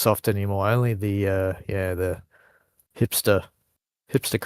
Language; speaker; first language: English; native; English